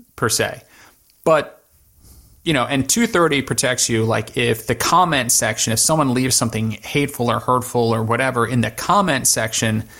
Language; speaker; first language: English; native; English